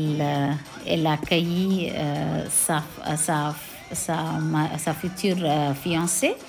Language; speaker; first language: French; non-native, local second language; Tamil